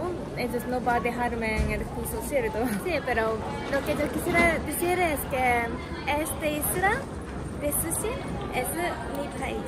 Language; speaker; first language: Spanish; non-native, learner; Japanese